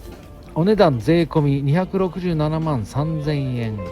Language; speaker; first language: Japanese; native; Japanese